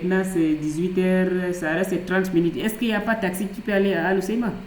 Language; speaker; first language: French; non-native, fluent; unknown